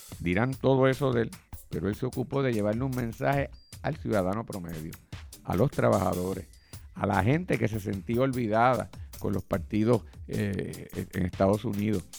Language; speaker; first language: Spanish; native; Spanish